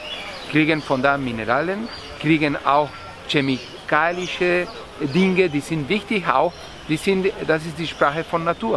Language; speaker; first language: German; non-native, fluent; Spanish